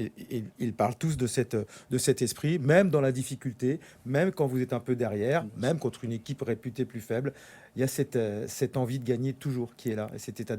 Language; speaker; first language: French; native; French